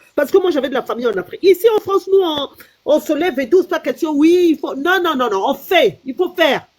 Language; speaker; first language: French; non-native, local second language; Lingala